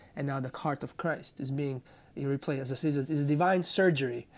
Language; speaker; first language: English; non-native, fluent; Croatian